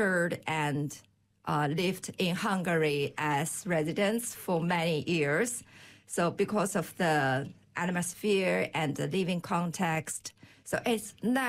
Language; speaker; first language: English; non-native, fluent; Chinese